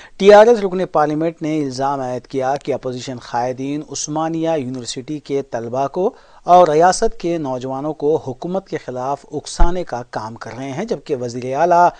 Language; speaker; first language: Urdu; native; Urdu